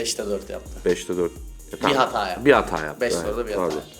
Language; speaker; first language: Turkish; native; Turkish